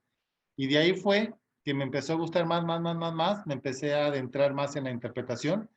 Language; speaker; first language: Spanish; native; Spanish